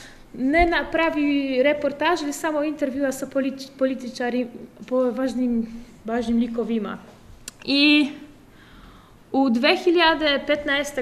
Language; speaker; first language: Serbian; non-native, fluent; Polish